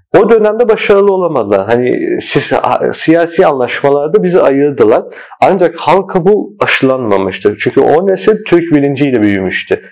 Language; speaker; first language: Turkish; early bilingual, heritage; Turkish